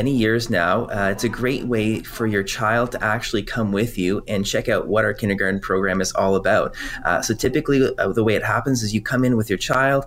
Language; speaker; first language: English; non-native, fluent; French